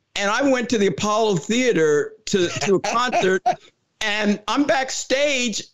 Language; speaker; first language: English; native; English